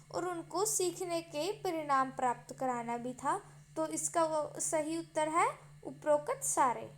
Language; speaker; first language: Hindi; non-native, local second language; Punjabi